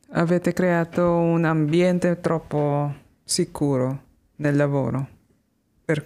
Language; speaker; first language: Italian; non-native, fluent; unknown